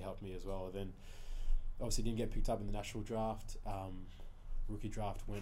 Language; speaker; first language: English; early bilingual, other home language; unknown